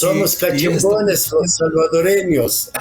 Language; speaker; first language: Spanish; non-native, fluent; Arabic